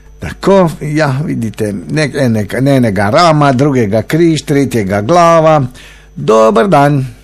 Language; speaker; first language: Slovenian; native; Slovenian